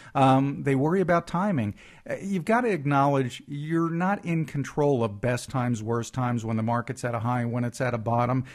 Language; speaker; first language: English; native; English